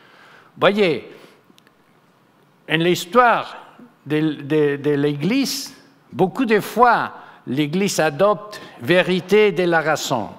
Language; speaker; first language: French; non-native, fluent; Spanish